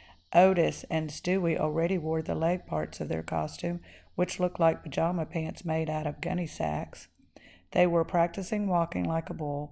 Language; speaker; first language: English; native; English